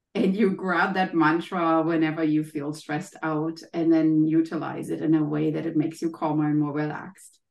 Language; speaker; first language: English; non-native, fluent; German